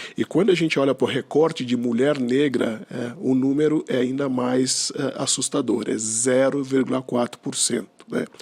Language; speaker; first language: Portuguese; non-native, local second language; Kabuverdianu